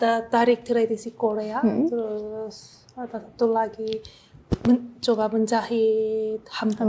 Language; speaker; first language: Indonesian; non-native, learner; Korean